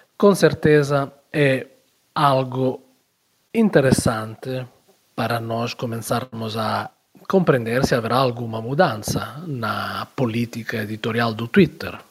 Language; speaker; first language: Portuguese; non-native, fluent; Italian